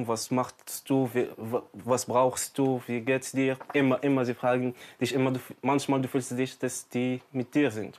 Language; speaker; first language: German; non-native, learner; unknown